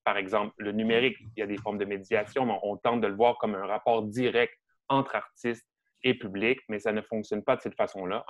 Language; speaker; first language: French; native; French